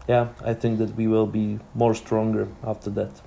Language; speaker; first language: English; non-native, learner; Czech